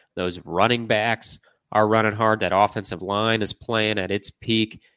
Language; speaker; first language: English; native; English